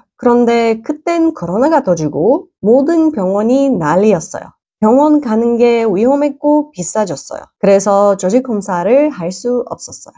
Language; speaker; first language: Korean; non-native, fluent; Bulgarian